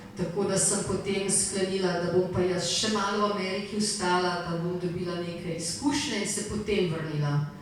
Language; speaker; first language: Slovenian; native; Slovenian